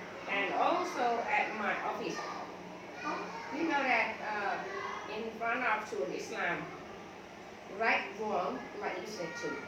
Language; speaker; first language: English; non-native, learner; Thai